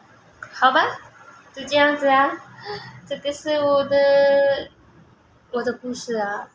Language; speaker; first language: Chinese; non-native, learner; Indonesian